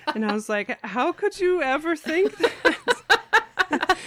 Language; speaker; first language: English; non-native, fluent; German